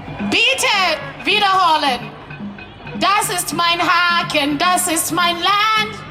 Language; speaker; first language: German; non-native, learner; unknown